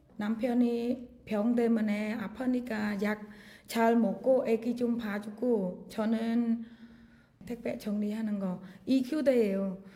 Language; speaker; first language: Korean; non-native, learner; Khmer